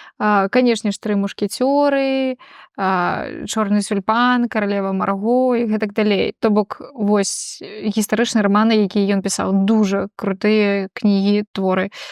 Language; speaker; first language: Belarusian; non-native, local second language; Russian